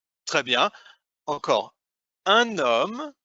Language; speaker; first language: French; non-native, fluent; English